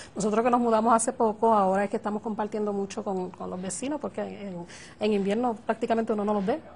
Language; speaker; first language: Spanish; native; Spanish